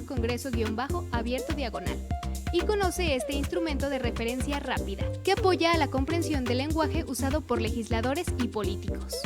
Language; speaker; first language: Spanish; native; Spanish